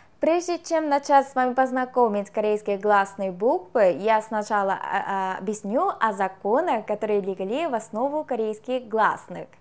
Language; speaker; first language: Russian; non-native, fluent; Korean